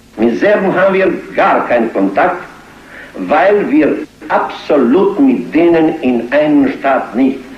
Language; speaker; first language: German; non-native, fluent; Croatian